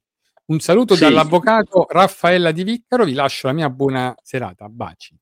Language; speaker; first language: Italian; native; Italian